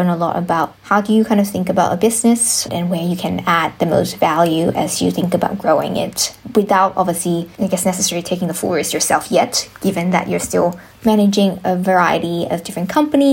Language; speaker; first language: English; non-native, local second language; Chinese